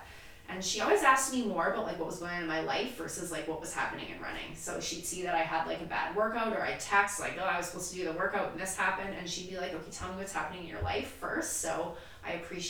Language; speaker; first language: English; native; English